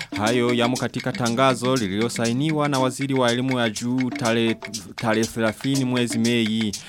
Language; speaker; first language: Swahili; non-native, local second language; Rundi